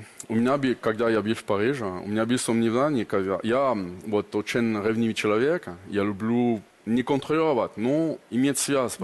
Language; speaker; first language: Russian; non-native, learner; French